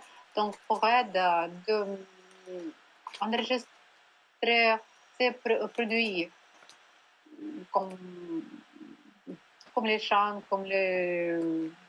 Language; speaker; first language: French; non-native, learner; Russian